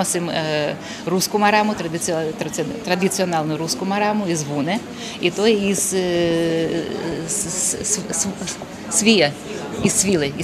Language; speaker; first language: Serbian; non-native, fluent; Russian